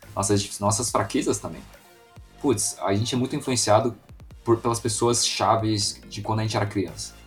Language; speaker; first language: Portuguese; native; Portuguese